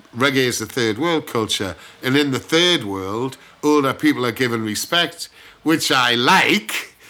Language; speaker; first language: English; native; English